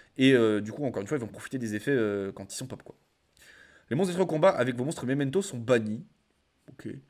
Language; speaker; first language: French; native; French